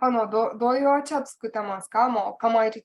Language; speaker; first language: Japanese; non-native, learner; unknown